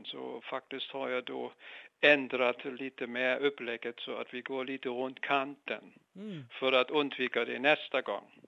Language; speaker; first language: Swedish; non-native, fluent; German